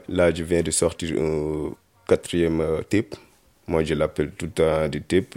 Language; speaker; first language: French; non-native, local second language; Wolof